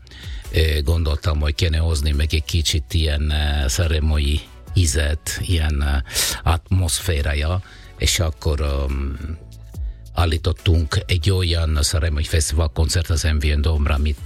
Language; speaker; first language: Hungarian; non-native, fluent; Italian